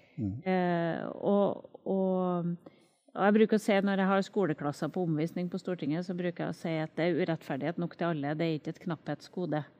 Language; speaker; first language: Norwegian; native; Norwegian